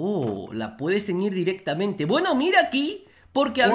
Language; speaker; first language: Spanish; native; Spanish